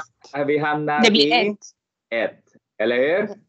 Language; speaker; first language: Swedish; non-native, fluent; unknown